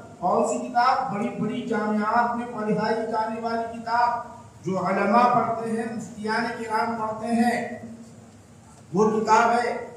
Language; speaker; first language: Urdu; native; Urdu